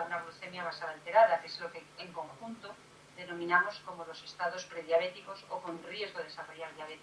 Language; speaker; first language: Spanish; native; Spanish